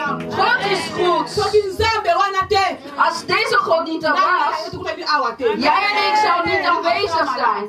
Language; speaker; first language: Dutch; non-native, fluent; Lingala